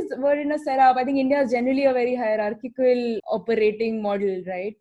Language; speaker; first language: English; non-native, local second language; Hindi